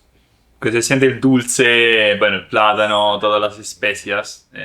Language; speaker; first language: Spanish; non-native, learner; Italian